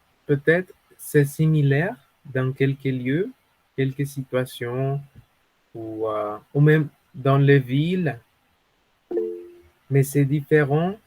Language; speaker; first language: French; non-native, fluent; Spanish